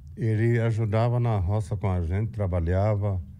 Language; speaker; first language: Portuguese; non-native, fluent; Arabic